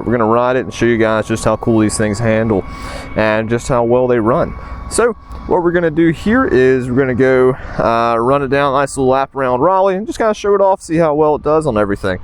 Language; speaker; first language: English; native; English